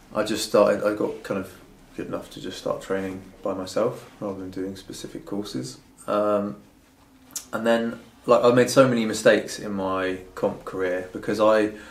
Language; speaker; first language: English; native; English